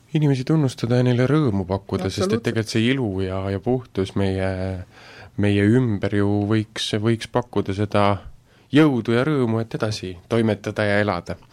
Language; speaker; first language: Estonian; native; Estonian